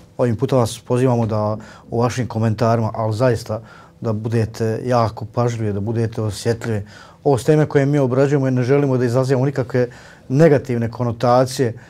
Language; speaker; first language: Bosnian; native; Bosnian